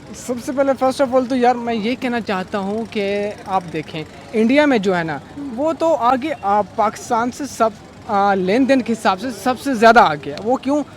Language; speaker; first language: Urdu; non-native, local second language; Punjabi